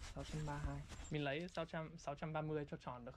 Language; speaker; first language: Vietnamese; non-native, fluent; English